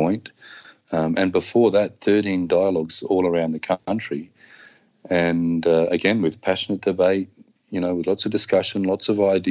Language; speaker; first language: English; native; English